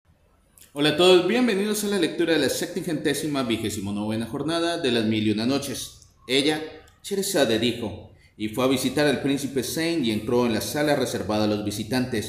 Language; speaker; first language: Spanish; native; Spanish